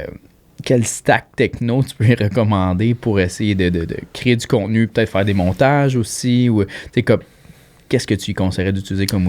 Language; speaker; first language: French; native; French